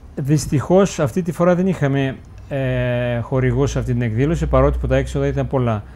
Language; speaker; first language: Greek; early bilingual, heritage; Uzbek